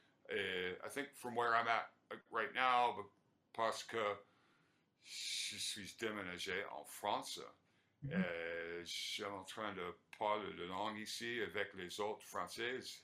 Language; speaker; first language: French; non-native, learner; English